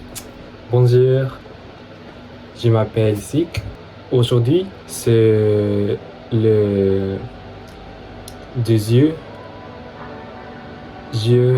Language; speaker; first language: French; non-native, fluent; English